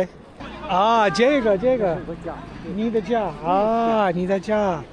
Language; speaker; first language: Chinese; non-native, learner; English